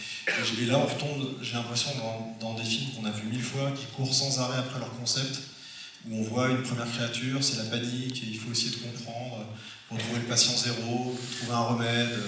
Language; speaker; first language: French; native; French